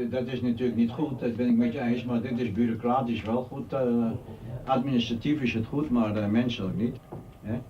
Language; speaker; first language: Dutch; native; Dutch